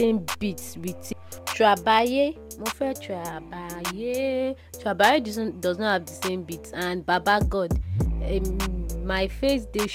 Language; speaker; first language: English; non-native, local second language; Yoruba